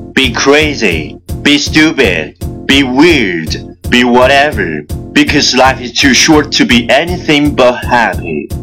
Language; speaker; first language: English; non-native, fluent; Chinese